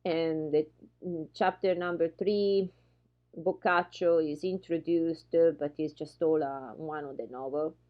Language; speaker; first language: English; non-native, fluent; Italian